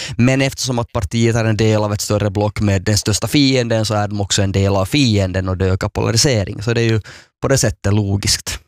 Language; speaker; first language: Swedish; native; Swedish